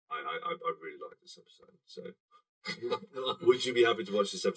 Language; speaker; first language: English; native; English